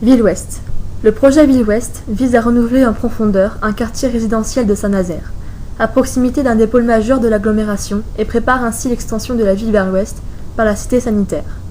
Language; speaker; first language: French; native; French